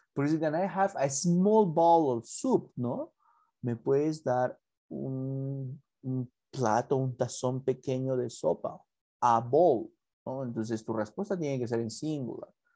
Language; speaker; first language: Spanish; native; Spanish